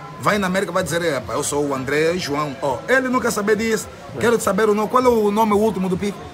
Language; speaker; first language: Portuguese; native; Portuguese